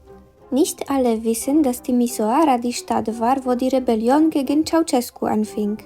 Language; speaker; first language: German; non-native, fluent; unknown